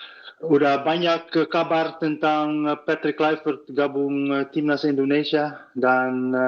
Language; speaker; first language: Indonesian; non-native, fluent; Dutch